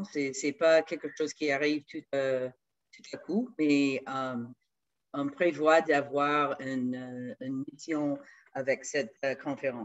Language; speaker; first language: French; non-native, fluent; English